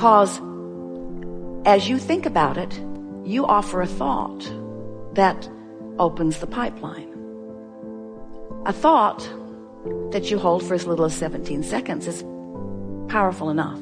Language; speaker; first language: English; native; English